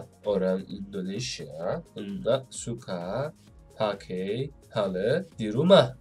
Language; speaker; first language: Indonesian; non-native, learner; Turkish